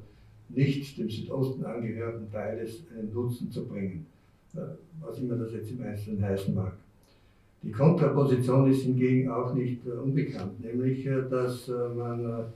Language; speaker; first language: German; native; German